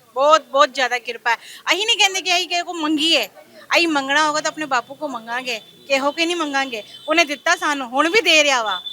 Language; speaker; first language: Punjabi; non-native, local second language; Hindi